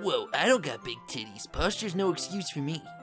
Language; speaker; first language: English; native; English